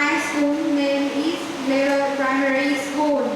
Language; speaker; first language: English; non-native, learner; Vietnamese